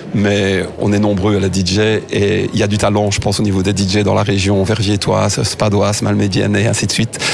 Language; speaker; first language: French; native; French